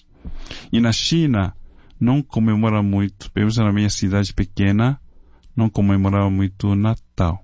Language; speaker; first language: Portuguese; non-native, fluent; Chinese